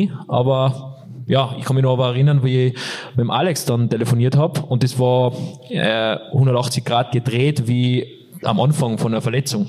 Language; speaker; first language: German; native; German